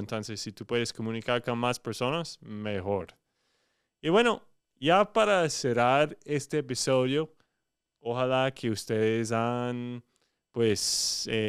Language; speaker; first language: Spanish; non-native, fluent; English